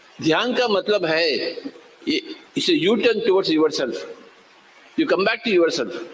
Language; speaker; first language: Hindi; non-native, local second language; Telugu